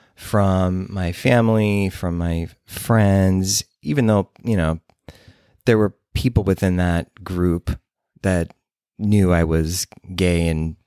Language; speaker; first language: English; native; English